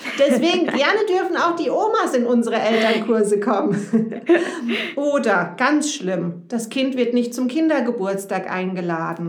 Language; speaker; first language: German; native; German